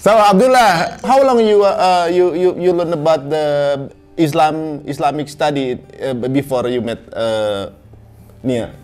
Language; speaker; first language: English; non-native, learner; Indonesian